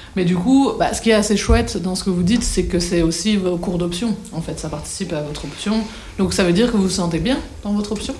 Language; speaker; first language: French; native; French